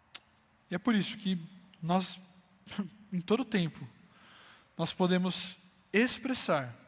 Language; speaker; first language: Portuguese; native; Portuguese